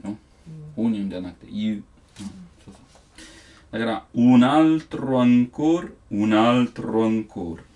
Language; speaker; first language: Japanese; non-native, learner; Italian